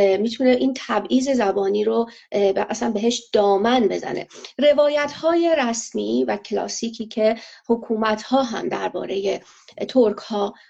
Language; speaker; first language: Persian; non-native, local second language; Azerbaijani